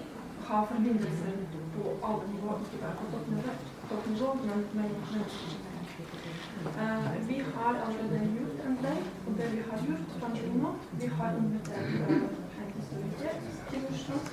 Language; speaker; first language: Norwegian; non-native, fluent; Ukrainian